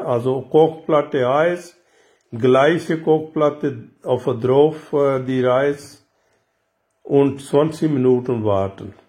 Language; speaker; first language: German; non-native, learner; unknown